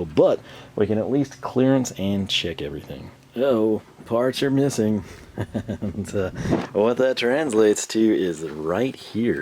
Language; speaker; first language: English; native; English